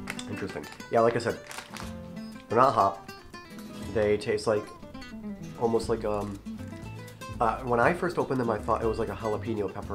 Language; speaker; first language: English; native; English